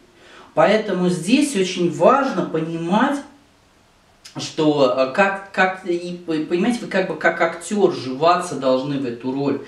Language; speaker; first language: Russian; native; Russian